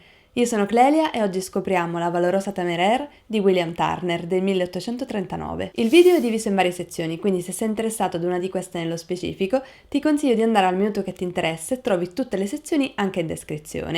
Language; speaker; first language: Italian; native; Italian